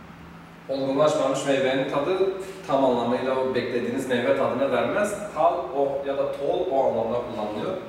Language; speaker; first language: Turkish; non-native, local second language; Zaza